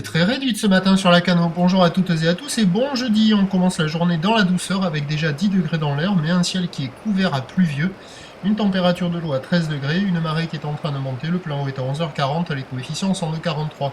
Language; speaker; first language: French; native; French